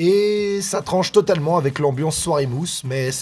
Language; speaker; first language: French; native; French